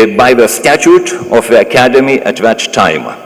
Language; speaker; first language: English; non-native, fluent; Lithuanian